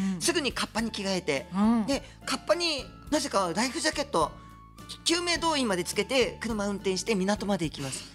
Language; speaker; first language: Japanese; native; Japanese